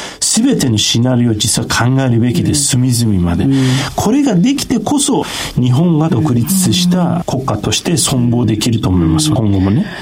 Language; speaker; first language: Japanese; non-native, fluent; Turkish